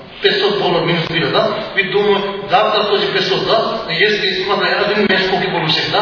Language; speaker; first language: Russian; non-native, learner; Tibetan